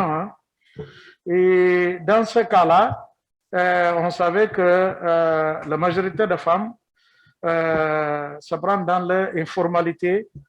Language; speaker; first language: French; non-native, learner; Kabuverdianu